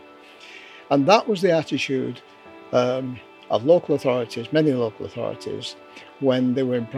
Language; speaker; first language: English; native; English